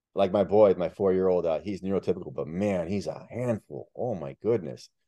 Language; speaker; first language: English; early bilingual, other home language; Spanish